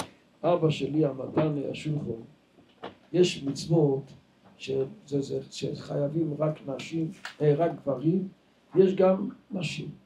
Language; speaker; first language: Hebrew; non-native, local second language; Yiddish